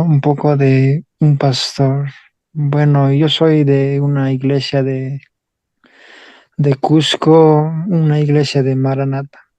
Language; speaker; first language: Spanish; non-native, local second language; Quechua